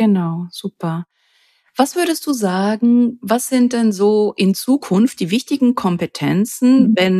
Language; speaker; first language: German; native; German